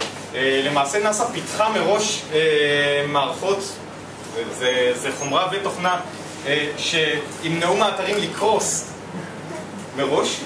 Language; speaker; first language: Hebrew; native; Hebrew